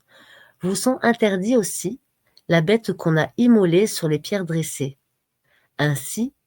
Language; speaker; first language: French; native; French